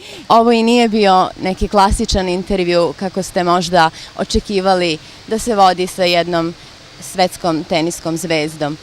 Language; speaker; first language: Bosnian; native; Bosnian